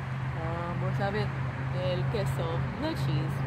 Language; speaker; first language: Spanish; non-native, fluent; English